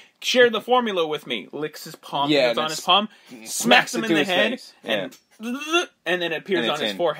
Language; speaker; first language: English; native; English